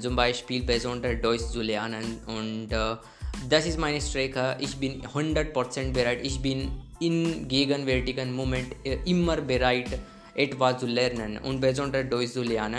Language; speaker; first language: German; non-native, learner; Hindi